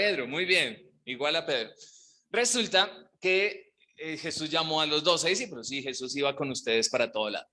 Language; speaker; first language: Spanish; native; Spanish